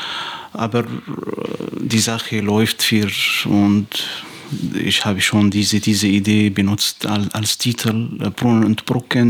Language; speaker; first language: German; non-native, fluent; Arabic